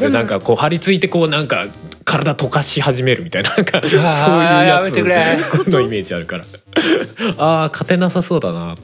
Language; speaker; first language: Japanese; native; Japanese